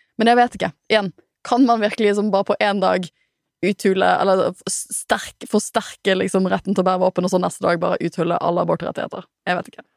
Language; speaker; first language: Norwegian; native; Norwegian